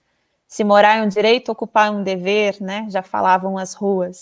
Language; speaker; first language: Portuguese; native; Portuguese